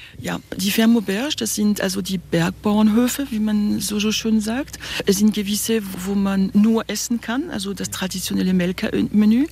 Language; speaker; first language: German; non-native, local second language; French